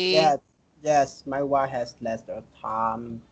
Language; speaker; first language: English; non-native, learner; Vietnamese